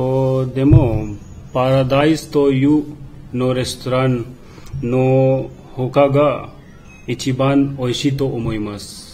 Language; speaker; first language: Japanese; non-native, learner; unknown